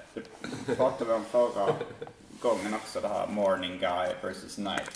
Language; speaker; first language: Swedish; native; Swedish